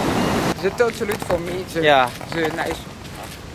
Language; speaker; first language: English; non-native, learner; French